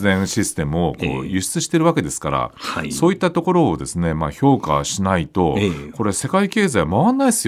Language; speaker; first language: Japanese; native; Japanese